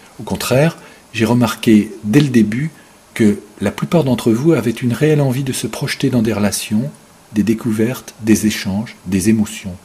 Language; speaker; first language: French; native; French